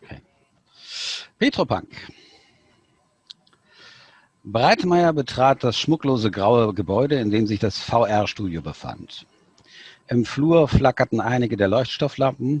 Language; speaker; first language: German; native; German